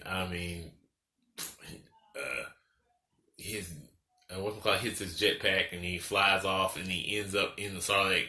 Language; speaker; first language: English; native; English